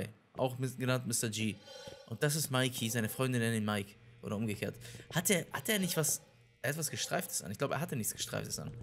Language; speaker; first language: German; native; German